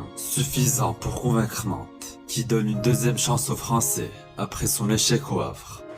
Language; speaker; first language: French; native; French